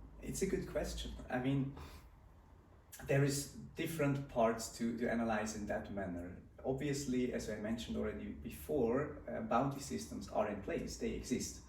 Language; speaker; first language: English; non-native, fluent; Swiss German